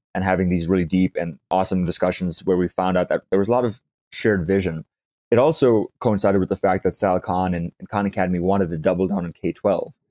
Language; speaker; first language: English; native; English